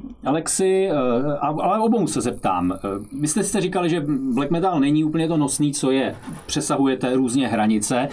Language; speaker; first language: Czech; native; Czech